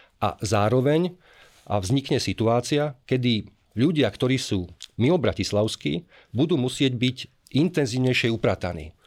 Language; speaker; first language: Slovak; native; Slovak